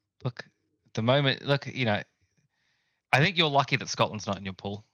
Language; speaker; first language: English; native; English